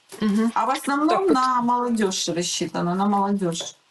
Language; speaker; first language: Russian; native; Russian